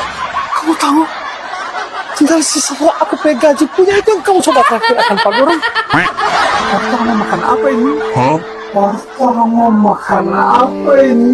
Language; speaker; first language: Indonesian; non-native, local second language; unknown